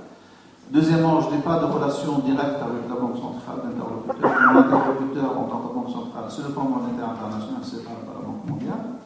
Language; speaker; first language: French; non-native, local second language; Arabic